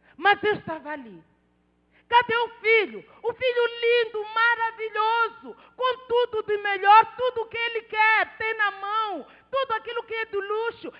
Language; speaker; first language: Portuguese; non-native, local second language; Tsonga